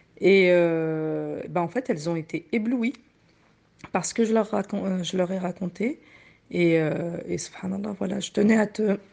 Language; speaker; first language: French; native; French